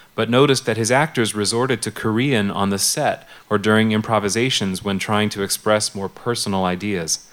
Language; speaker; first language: English; native; English